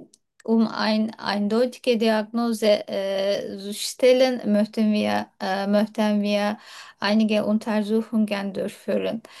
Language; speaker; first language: German; non-native, learner; Turkish